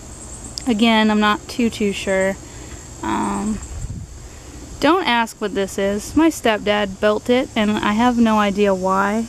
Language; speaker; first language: English; native; English